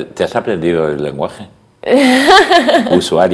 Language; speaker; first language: Spanish; native; Spanish